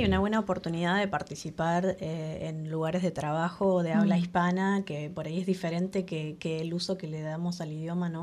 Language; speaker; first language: Spanish; native; Spanish